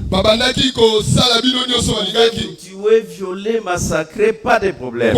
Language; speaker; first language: French; non-native, local second language; Luba-Lulua